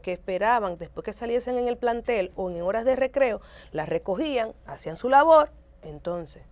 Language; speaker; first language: Spanish; native; Spanish